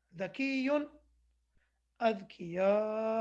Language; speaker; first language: Arabic; non-native, fluent; English